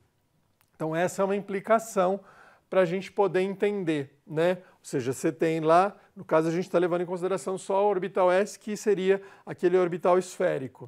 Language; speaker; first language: Portuguese; native; Portuguese